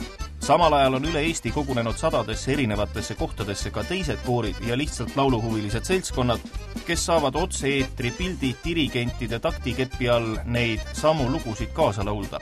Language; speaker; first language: Estonian; native; Estonian